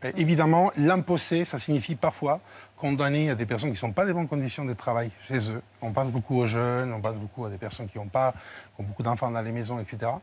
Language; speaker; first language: French; non-native, fluent; Spanish